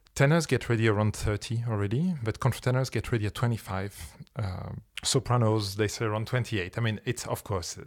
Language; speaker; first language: English; non-native, fluent; French